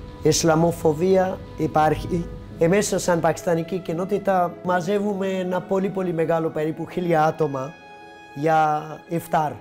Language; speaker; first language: Greek; non-native, fluent; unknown